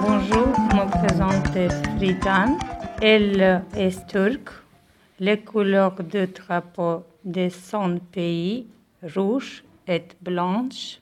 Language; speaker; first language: French; non-native, learner; Turkish